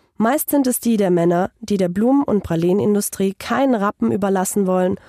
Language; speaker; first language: German; non-native, fluent; Hungarian